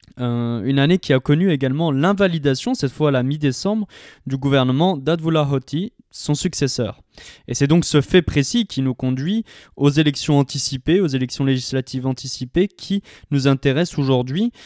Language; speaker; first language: French; native; French